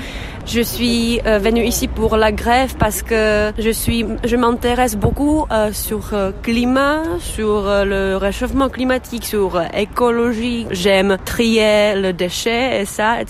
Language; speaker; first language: French; non-native, fluent; Czech